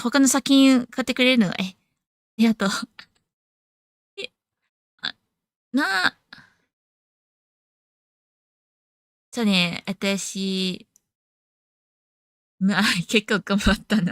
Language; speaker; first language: Japanese; non-native, learner; English